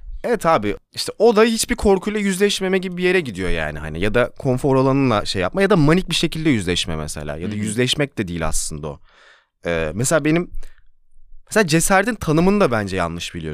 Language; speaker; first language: Turkish; native; Turkish